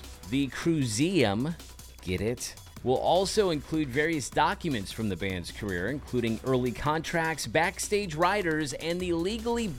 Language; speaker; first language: English; native; English